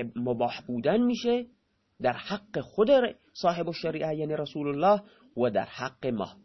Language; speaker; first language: Persian; non-native, local second language; Baluchi